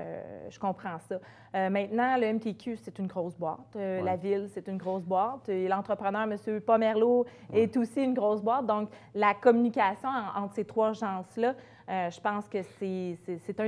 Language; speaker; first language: French; native; French